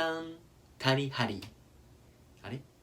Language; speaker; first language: Filipino; non-native, learner; Japanese